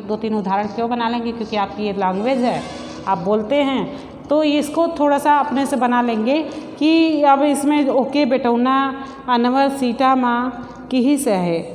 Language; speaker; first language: Hindi; native; Hindi